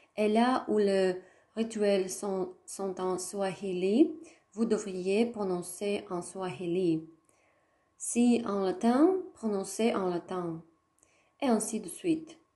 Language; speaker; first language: French; non-native, fluent; Russian